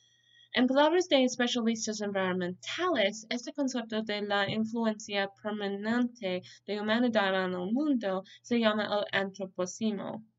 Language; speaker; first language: Spanish; non-native, learner; English